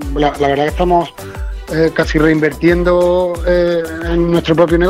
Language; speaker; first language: Spanish; native; Spanish